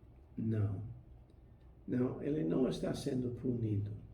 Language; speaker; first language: Portuguese; non-native, fluent; English